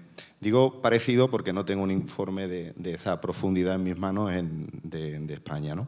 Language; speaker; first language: Spanish; native; Spanish